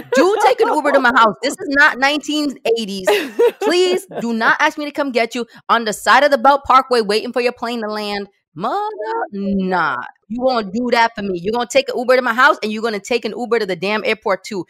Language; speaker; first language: English; early bilingual, other home language; Spanish